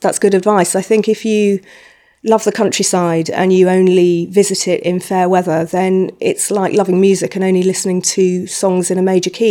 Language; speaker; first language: English; native; English